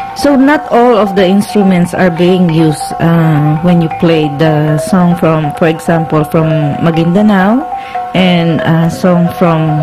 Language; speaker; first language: English; non-native, local second language; Filipino